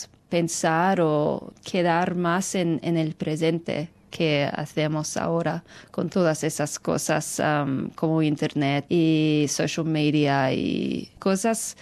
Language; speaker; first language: Spanish; non-native, fluent; English